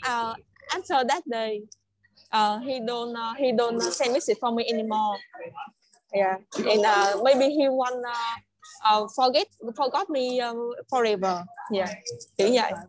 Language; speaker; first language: English; non-native, learner; Vietnamese